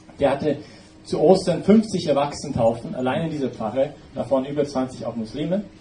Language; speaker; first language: German; non-native, fluent; English